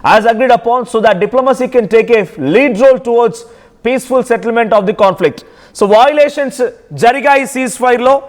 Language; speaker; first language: English; non-native, local second language; Telugu